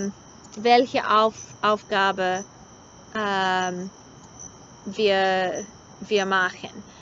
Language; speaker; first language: German; non-native, learner; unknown